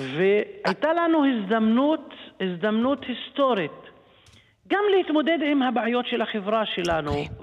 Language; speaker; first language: Hebrew; non-native, local second language; Arabic